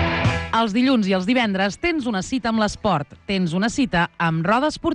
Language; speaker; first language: Catalan; native; Catalan